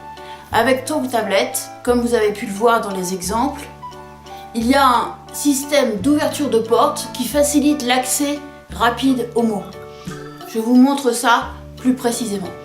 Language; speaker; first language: French; native; French